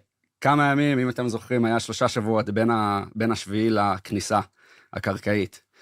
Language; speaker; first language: Hebrew; early bilingual, heritage; English